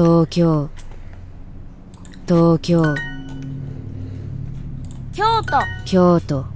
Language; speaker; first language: Japanese; non-native, learner; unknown